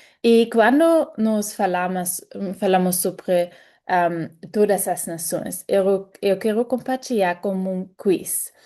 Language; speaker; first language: Portuguese; non-native, fluent; German